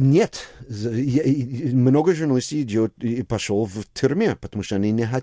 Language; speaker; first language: Russian; non-native, fluent; English